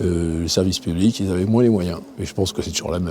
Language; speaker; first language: French; native; French